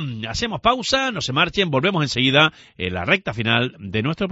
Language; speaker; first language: Spanish; native; Spanish